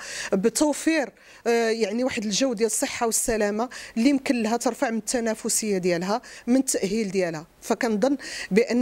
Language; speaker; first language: Arabic; native; Arabic